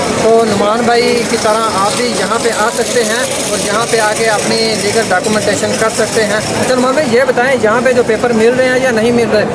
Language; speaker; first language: Urdu; non-native, local second language; Punjabi